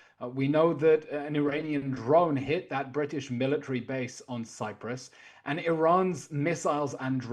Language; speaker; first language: English; native; English